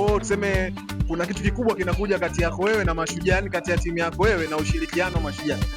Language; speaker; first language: Swahili; native; Swahili